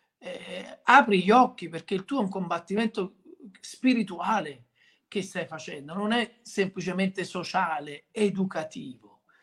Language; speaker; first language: Italian; native; Italian